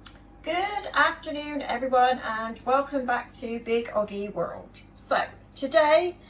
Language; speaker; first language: English; native; English